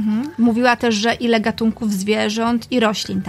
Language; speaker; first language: Polish; native; Polish